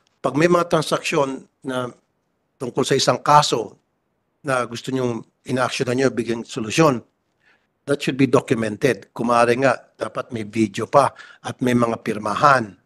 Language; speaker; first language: Filipino; native; Filipino